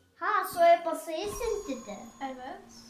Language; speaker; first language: Turkish; early bilingual, heritage; German